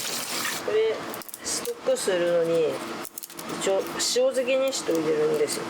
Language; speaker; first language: Japanese; native; Japanese